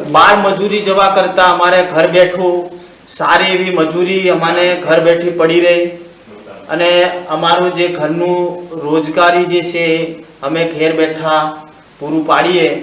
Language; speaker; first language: Gujarati; non-native, local second language; Rathawi